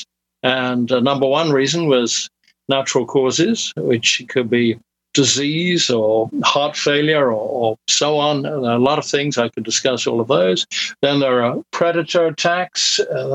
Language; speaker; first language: English; native; English